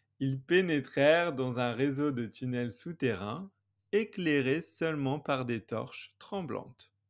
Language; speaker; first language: French; native; French